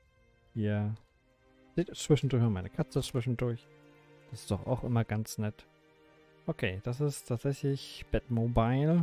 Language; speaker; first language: German; native; German